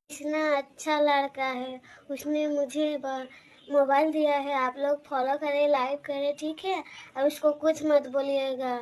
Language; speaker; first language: Hindi; non-native, local second language; Odia